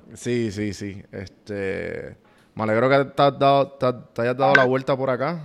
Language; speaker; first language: Spanish; native; Spanish